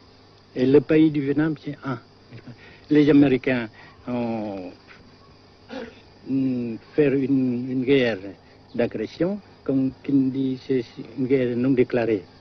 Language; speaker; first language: French; non-native, local second language; Vietnamese